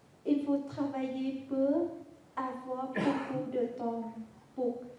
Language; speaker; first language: French; non-native, fluent; Vietnamese